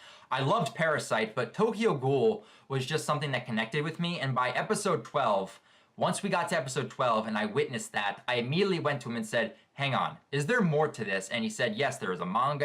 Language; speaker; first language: English; native; English